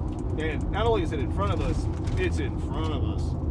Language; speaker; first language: English; native; English